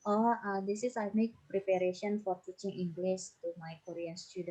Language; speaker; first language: English; non-native, fluent; Indonesian